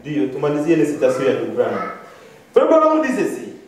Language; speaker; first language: French; non-native, local second language; Swahili